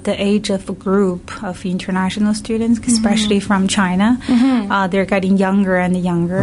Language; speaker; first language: English; non-native, learner; Chinese